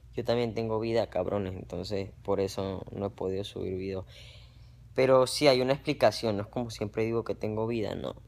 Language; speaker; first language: Spanish; native; Spanish